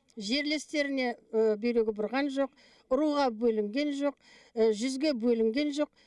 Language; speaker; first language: Kazakh; native; Kazakh